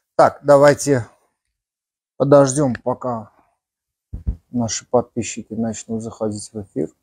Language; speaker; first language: Russian; non-native, local second language; Armenian